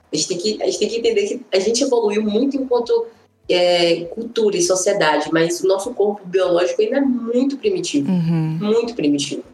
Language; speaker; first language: Portuguese; native; Portuguese